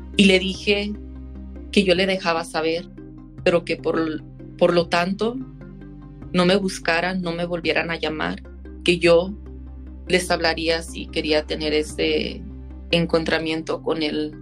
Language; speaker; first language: Spanish; early bilingual, heritage; Spanish